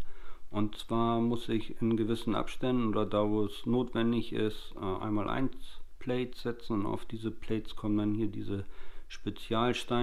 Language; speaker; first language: German; native; German